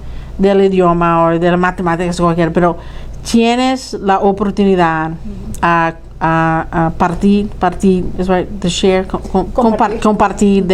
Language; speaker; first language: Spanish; early bilingual, heritage; Spanish